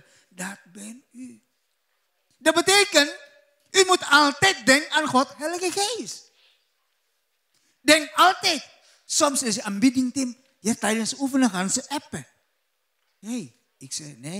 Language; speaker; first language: Dutch; non-native, learner; Indonesian